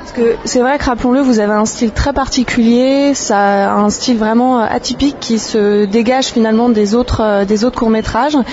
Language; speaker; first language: French; native; French